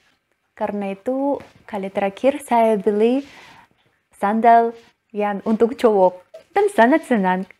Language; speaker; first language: Indonesian; non-native, learner; Russian